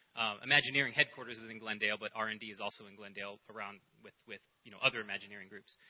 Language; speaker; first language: English; native; English